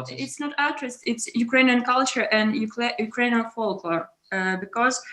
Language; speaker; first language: English; non-native, learner; Ukrainian